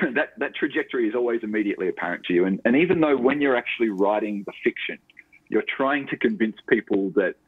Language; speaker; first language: English; native; English